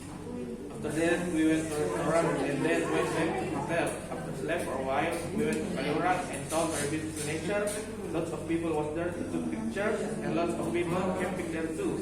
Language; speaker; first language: English; non-native, learner; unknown